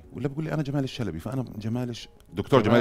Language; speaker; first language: Arabic; native; Arabic